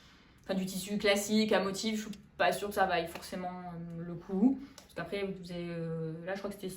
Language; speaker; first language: French; native; French